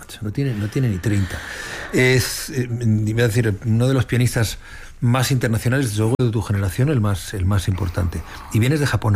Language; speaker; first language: Spanish; native; Spanish